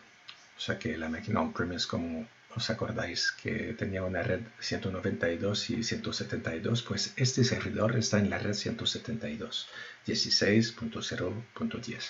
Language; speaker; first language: Spanish; non-native, fluent; French